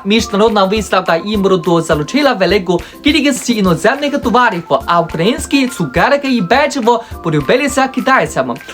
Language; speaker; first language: Ukrainian; non-native, fluent; Chinese